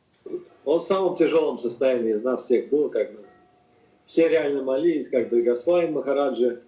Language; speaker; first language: Russian; native; Russian